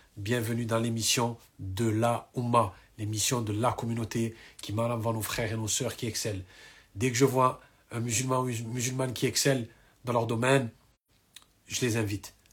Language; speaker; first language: French; native; French